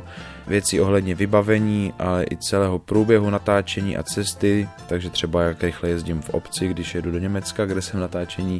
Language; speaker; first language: Czech; native; Czech